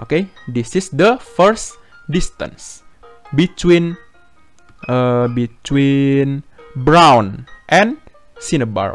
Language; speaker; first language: English; non-native, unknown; Indonesian